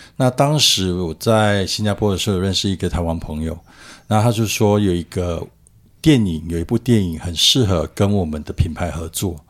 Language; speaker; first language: Chinese; native; Chinese